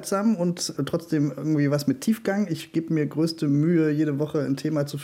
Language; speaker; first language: German; native; German